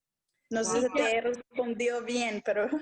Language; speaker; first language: Spanish; non-native, local second language; Portuguese